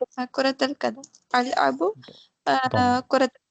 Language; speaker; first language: Arabic; non-native, learner; Tamil